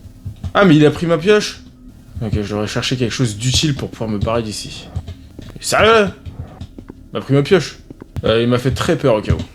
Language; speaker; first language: French; native; French